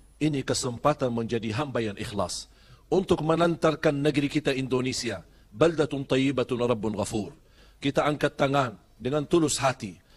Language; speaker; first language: Malay; non-native, fluent; Arabic